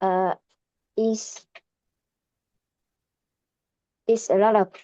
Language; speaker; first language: English; non-native, learner; Vietnamese